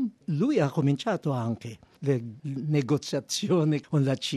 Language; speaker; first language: Italian; non-native, fluent; Filipino